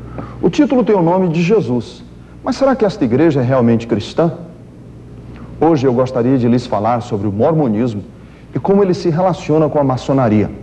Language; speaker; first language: Portuguese; native; Portuguese